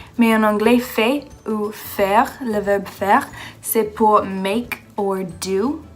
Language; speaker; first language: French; non-native, learner; English